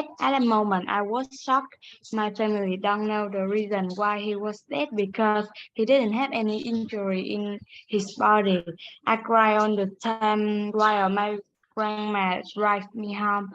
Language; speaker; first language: English; non-native, learner; Vietnamese